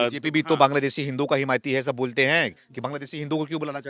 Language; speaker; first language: Hindi; native; Hindi